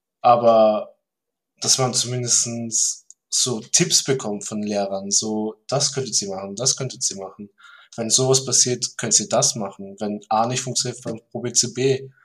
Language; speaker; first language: German; early bilingual, other home language; Turkish